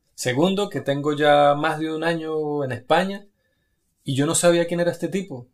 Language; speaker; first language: Spanish; native; Spanish